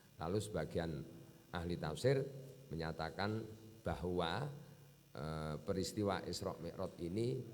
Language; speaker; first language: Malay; non-native, local second language; Javanese